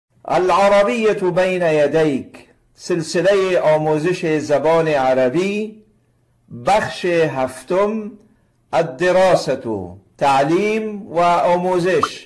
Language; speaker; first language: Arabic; non-native, fluent; Persian